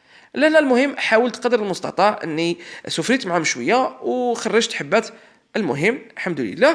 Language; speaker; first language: Arabic; native; Arabic